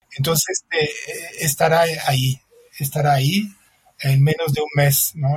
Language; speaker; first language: Spanish; non-native, fluent; French